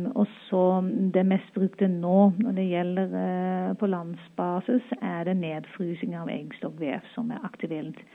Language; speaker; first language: Norwegian; non-native, fluent; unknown